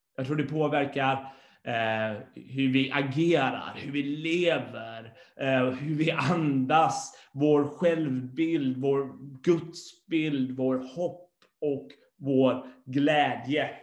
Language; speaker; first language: Swedish; non-native, fluent; English